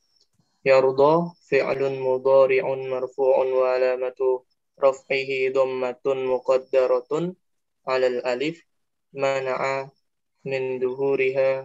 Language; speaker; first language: Arabic; non-native, learner; Indonesian